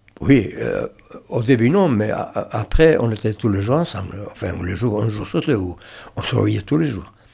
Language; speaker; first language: French; non-native, local second language; Basque